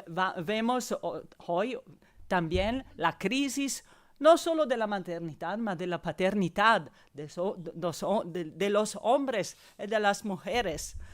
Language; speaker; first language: Spanish; non-native, fluent; Italian